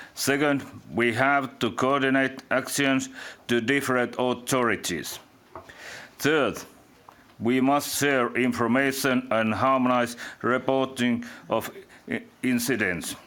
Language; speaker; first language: English; non-native, fluent; Finnish